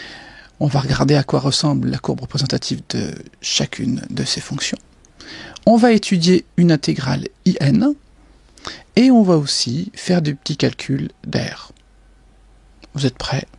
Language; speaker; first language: French; native; French